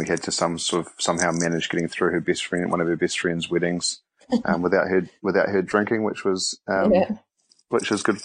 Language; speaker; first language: English; native; English